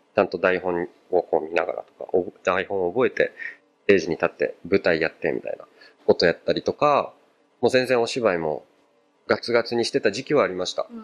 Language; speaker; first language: Japanese; early bilingual, other home language; Portuguese